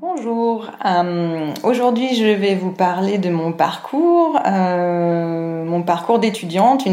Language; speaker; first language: French; native; French